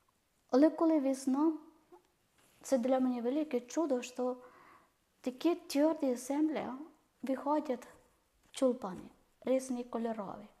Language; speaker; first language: Ukrainian; non-native, learner; Malayalam